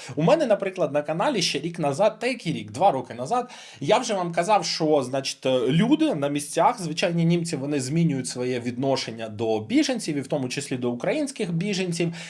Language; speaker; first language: Ukrainian; non-native, local second language; Russian